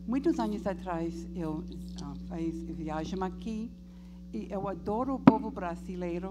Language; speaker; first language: Portuguese; non-native, learner; English